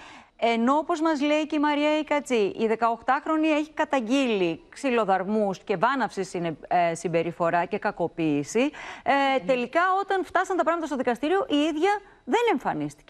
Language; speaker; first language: Greek; native; Greek